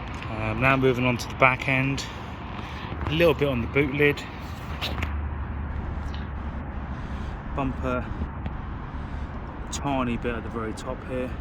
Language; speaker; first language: English; native; English